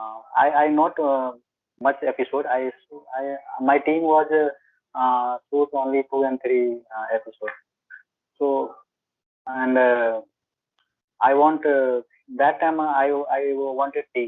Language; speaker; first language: English; non-native, learner; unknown